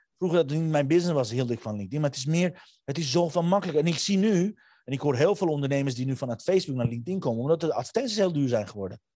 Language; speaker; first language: Dutch; early bilingual, other home language; Armenian